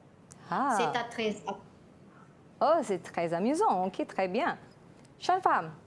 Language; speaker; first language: French; non-native, fluent; Malay